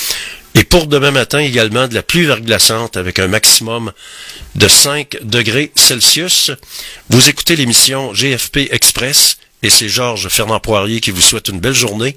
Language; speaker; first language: French; native; French